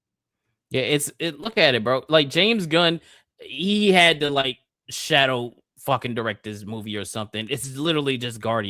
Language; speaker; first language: English; native; English